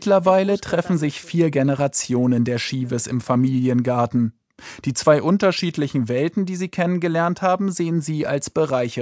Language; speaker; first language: German; native; German